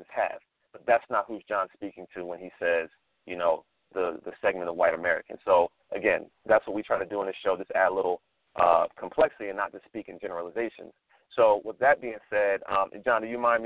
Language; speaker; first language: English; native; English